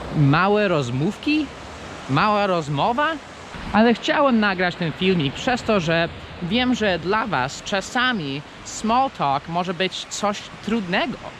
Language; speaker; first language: Polish; non-native, fluent; English